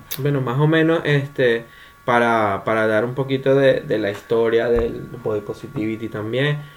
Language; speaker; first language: Spanish; native; Spanish